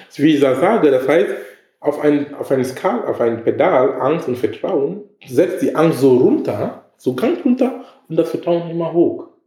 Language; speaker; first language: German; non-native, fluent; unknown